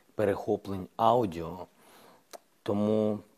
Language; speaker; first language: Ukrainian; non-native, local second language; Russian